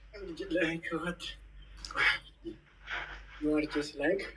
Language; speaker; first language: English; non-native, learner; Oromo